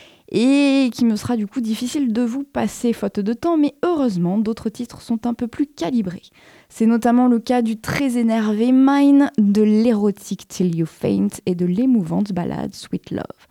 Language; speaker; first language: French; native; French